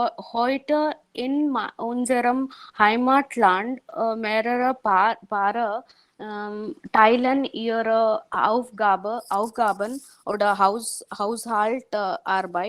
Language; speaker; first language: German; non-native, learner; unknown